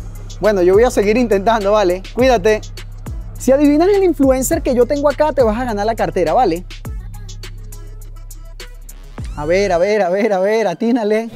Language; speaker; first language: Spanish; native; Spanish